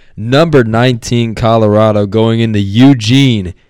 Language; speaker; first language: English; native; English